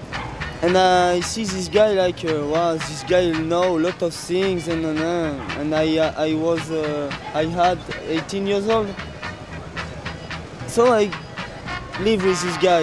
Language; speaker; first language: English; non-native, learner; French